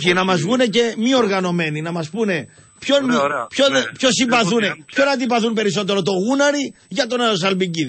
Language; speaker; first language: Greek; native; Greek